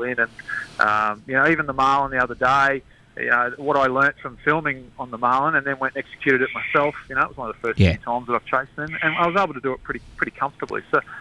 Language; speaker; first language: English; native; English